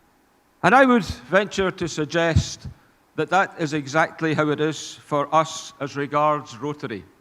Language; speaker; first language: English; native; English